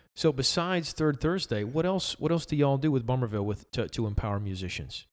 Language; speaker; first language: English; native; English